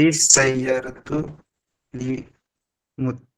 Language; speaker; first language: Arabic; non-native, learner; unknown